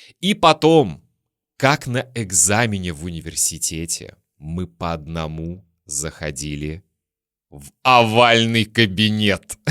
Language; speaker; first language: Russian; native; Russian